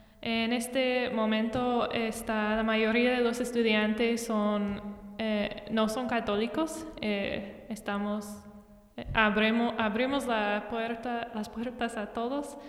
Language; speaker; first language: Spanish; non-native, fluent; English